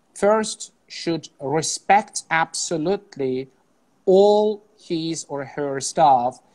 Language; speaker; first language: English; non-native, fluent; Azerbaijani